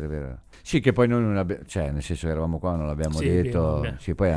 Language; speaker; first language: Italian; native; Italian